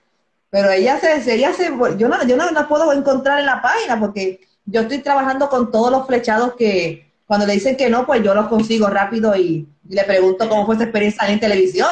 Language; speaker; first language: Spanish; native; Spanish